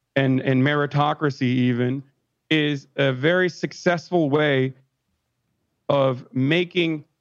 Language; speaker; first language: English; non-native, fluent; Turkish